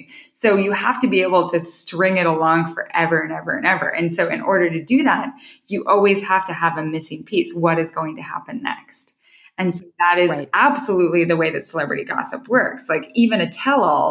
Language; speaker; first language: English; native; English